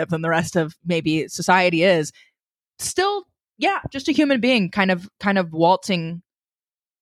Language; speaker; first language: English; native; English